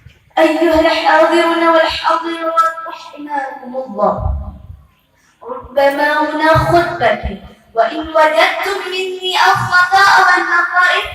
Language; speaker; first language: Arabic; non-native, learner; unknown